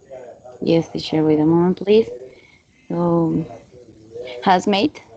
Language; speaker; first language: English; non-native, learner; Spanish